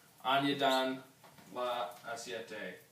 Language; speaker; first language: Spanish; non-native, learner; English